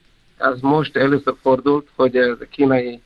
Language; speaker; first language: Hungarian; non-native, fluent; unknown